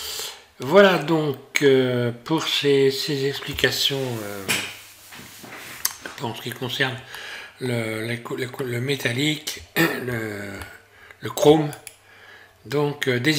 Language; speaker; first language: French; native; French